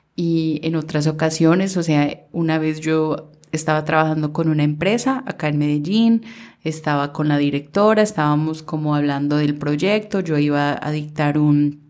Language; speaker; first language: Spanish; early bilingual, heritage; Spanish